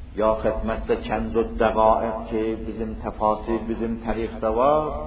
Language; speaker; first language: Persian; non-native, local second language; Azerbaijani